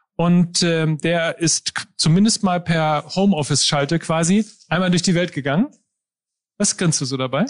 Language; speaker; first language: German; native; German